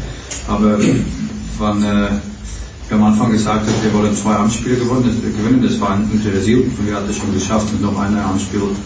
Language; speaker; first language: German; non-native, fluent; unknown